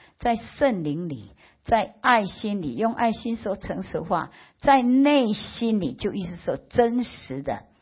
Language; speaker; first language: Chinese; early bilingual, heritage; Chinese